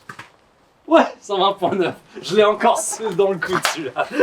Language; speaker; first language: French; native; French